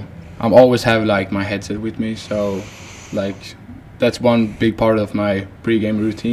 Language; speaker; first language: English; non-native, fluent; Swedish